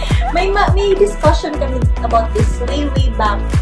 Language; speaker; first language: English; non-native, local second language; Cebuano